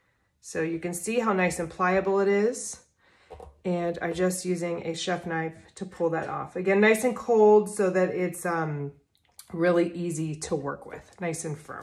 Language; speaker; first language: English; native; English